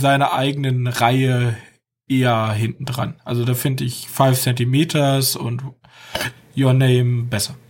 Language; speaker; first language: German; native; German